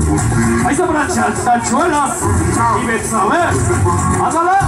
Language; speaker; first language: Spanish; native; Spanish